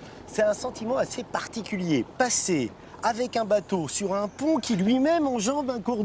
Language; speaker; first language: French; native; French